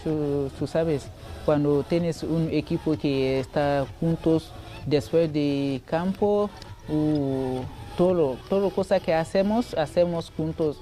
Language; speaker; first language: Spanish; non-native, learner; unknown